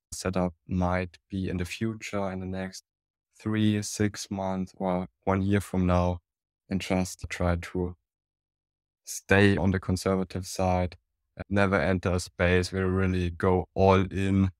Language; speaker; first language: English; non-native, fluent; German